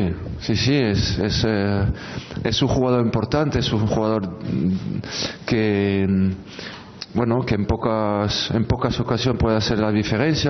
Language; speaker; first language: Spanish; non-native, fluent; French